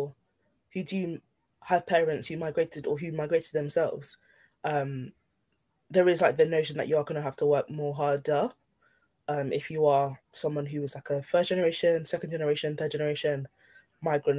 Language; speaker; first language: English; native; English